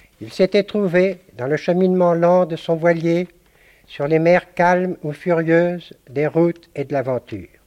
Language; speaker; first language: French; native; French